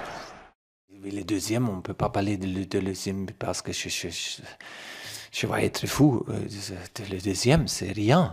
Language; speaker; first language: French; non-native, fluent; German